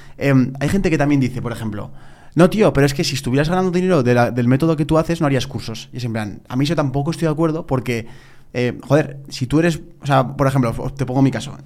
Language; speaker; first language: Spanish; native; Spanish